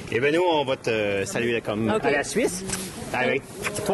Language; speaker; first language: French; native; French